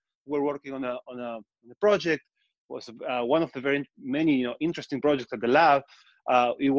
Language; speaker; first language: English; non-native, fluent; Spanish